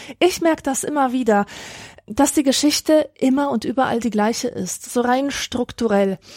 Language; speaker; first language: German; early bilingual, other home language; Polish